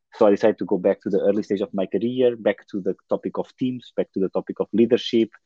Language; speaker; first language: English; non-native, fluent; Portuguese